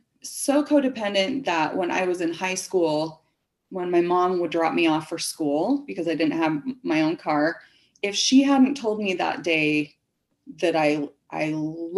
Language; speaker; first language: English; native; English